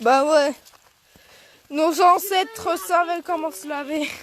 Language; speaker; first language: French; native; French